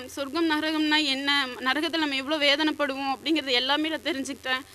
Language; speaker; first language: Tamil; native; Tamil